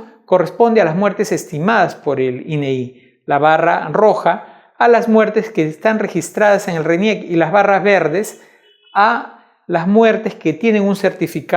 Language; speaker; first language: Spanish; native; Spanish